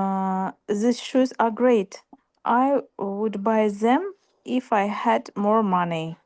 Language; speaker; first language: English; non-native, learner; Russian